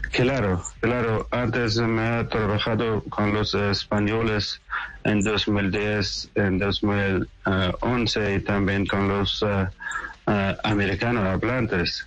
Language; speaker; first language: Spanish; non-native, learner; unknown